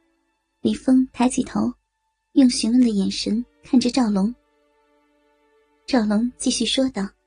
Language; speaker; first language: Chinese; native; Chinese